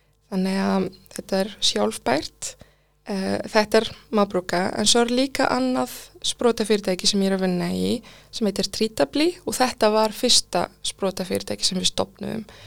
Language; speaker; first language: Icelandic; non-native, fluent; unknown